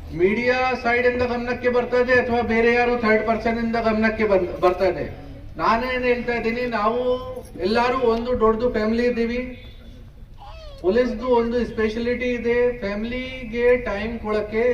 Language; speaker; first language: Kannada; non-native, local second language; Hindi